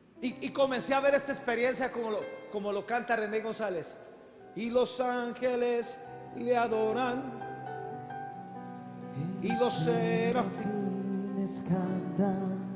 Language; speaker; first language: Spanish; native; Spanish